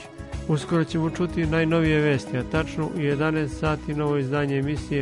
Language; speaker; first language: Serbian; native; Serbian